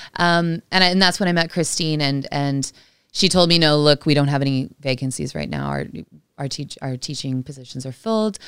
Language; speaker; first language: English; native; English